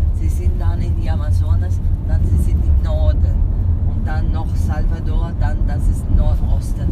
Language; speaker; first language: German; non-native, fluent; Portuguese